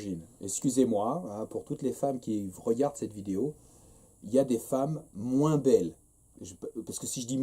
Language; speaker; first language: French; native; French